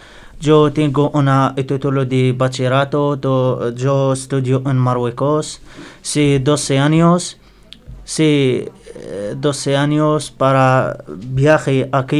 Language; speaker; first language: Spanish; non-native, learner; Arabic